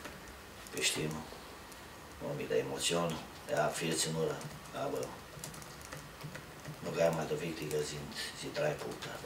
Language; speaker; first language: German; non-native, learner; Romanian